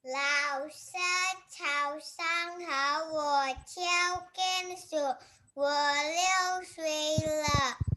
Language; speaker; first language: Chinese; non-native, learner; Indonesian